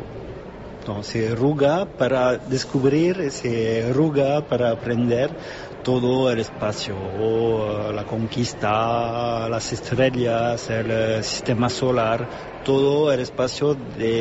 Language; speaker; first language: Spanish; non-native, fluent; French